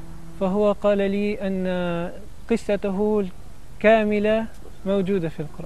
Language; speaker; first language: Arabic; non-native, learner; Italian